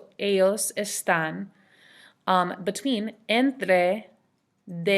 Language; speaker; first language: Spanish; non-native, fluent; English